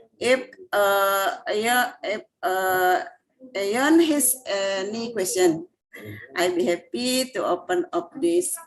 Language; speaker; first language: English; non-native, fluent; Indonesian